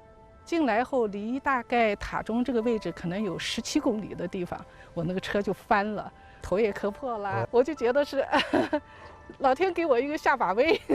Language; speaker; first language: Chinese; native; Chinese